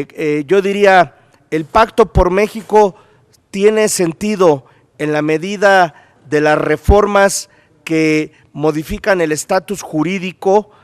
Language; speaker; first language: Spanish; native; Spanish